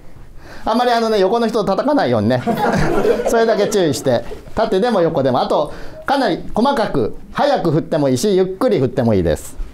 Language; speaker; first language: Japanese; native; Japanese